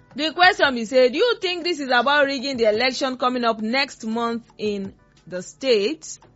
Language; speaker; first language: Nigerian Pidgin; non-native, local second language; Yoruba